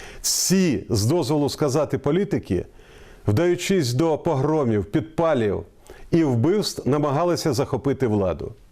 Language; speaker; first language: Ukrainian; non-native, local second language; Russian